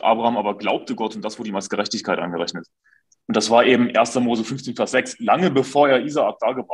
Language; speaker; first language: German; native; German